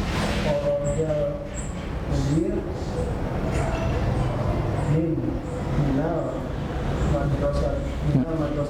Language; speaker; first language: Arabic; non-native, learner; Indonesian